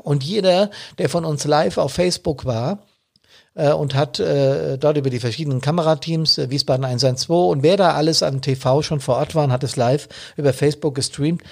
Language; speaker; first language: German; native; German